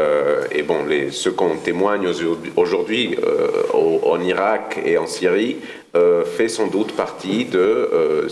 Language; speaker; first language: French; non-native, fluent; Spanish